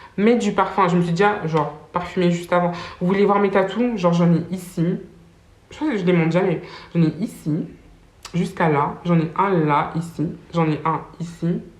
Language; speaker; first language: French; early bilingual, other home language; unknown